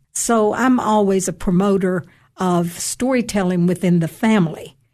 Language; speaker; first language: English; native; English